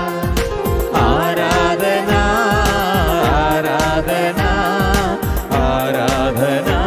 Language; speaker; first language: Hindi; non-native, local second language; Malayalam